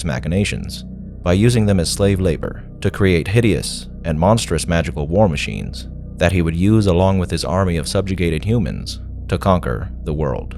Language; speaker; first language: English; native; English